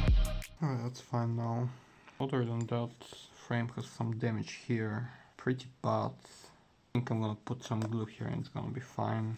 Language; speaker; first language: English; non-native, fluent; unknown